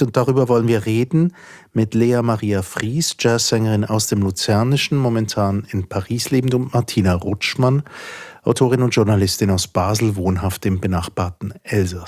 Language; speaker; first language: German; native; German